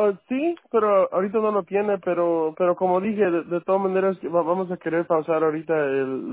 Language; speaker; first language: Spanish; native; Spanish